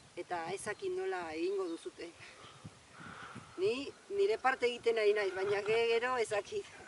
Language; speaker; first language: Basque; non-native, learner; Spanish